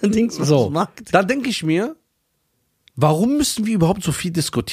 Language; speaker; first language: German; early bilingual, other home language; Persian